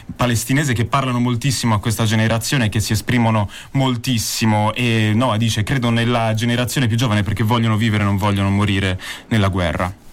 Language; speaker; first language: Italian; native; Italian